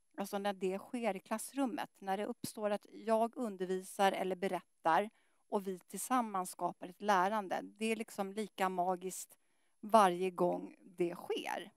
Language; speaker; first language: Swedish; native; Swedish